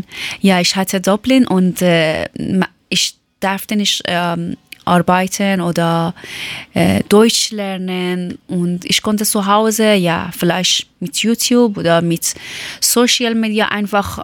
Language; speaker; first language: German; non-native, learner; Persian